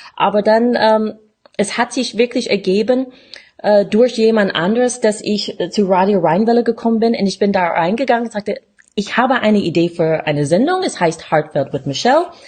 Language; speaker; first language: German; non-native, fluent; English